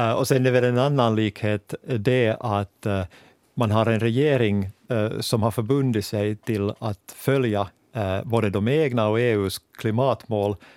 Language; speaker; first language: Swedish; native; Swedish